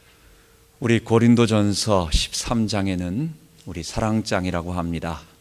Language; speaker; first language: Korean; native; Korean